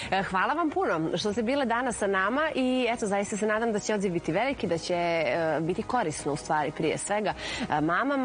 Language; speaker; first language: Serbian; native; Serbian